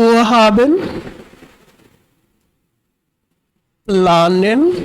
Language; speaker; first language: German; non-native, fluent; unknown